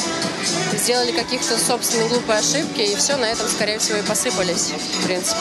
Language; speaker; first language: Russian; native; Russian